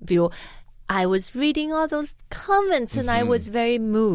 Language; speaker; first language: English; non-native, fluent; Chinese